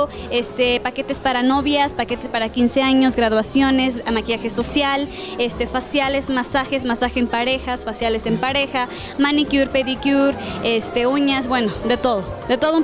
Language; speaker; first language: Spanish; native; Spanish